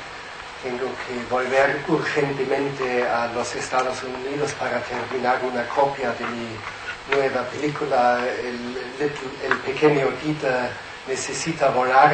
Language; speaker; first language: Spanish; non-native, fluent; German